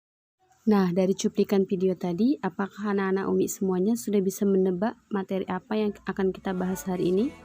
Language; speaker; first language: Indonesian; native; Indonesian